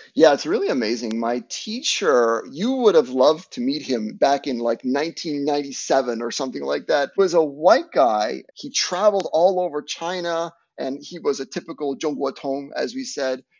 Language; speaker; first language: English; native; English